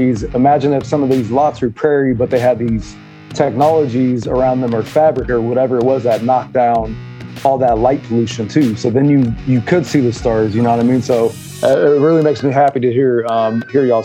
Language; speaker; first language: English; native; English